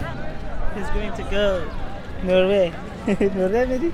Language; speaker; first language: English; non-native, learner; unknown